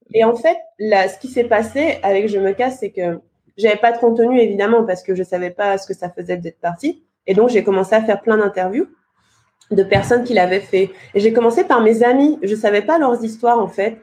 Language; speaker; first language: French; native; French